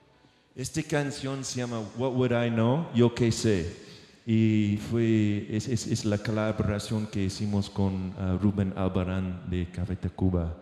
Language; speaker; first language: Spanish; non-native, learner; English